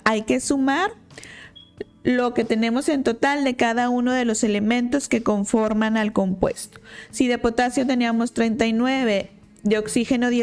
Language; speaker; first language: Spanish; native; Spanish